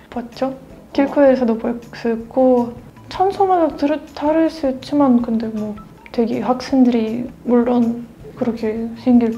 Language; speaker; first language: Korean; non-native, fluent; Russian